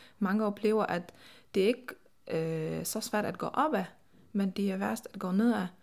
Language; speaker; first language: Danish; non-native, fluent; Polish